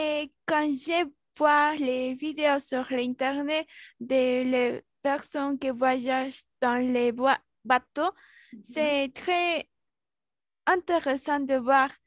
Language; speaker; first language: French; non-native, learner; Spanish